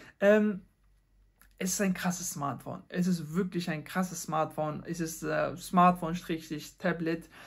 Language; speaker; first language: German; non-native, fluent; Persian